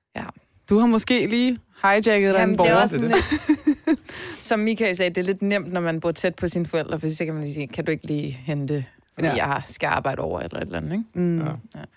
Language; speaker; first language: Danish; native; Danish